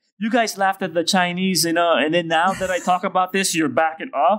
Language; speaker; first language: English; non-native, local second language; Filipino